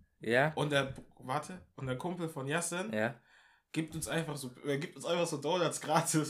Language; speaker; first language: German; non-native, local second language; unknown